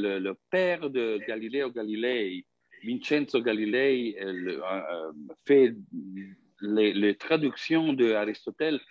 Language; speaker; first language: French; non-native, fluent; Italian